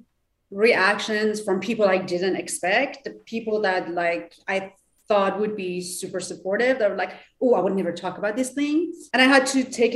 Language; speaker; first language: English; non-native, fluent; Persian